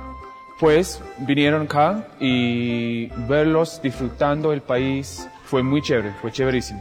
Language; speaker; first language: Spanish; non-native, fluent; English